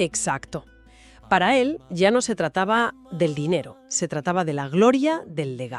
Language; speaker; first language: Spanish; native; Spanish